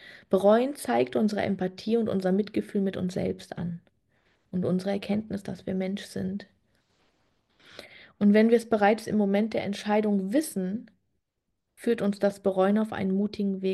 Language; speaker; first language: German; native; German